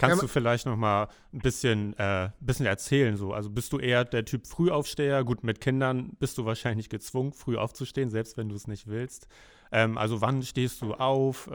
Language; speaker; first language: German; native; German